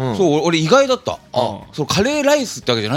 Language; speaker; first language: Japanese; native; Japanese